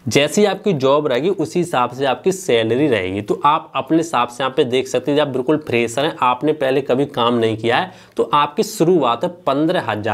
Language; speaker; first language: Hindi; native; Hindi